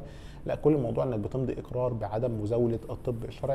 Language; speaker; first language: Arabic; native; Arabic